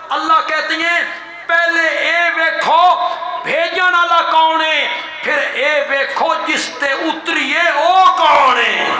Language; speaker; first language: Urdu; non-native, local second language; Punjabi